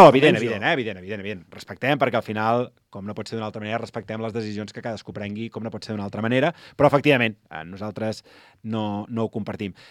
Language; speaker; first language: Catalan; native; Catalan